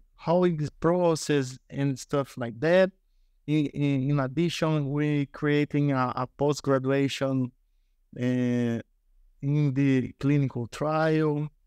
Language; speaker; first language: English; non-native, learner; Portuguese